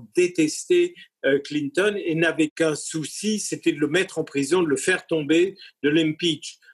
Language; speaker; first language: French; native; French